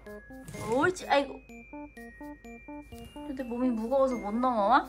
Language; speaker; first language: Korean; native; Korean